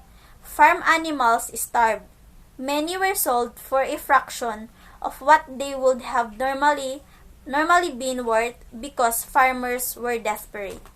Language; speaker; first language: English; non-native, local second language; Filipino